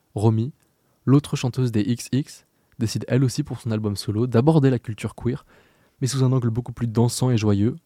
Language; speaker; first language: French; native; French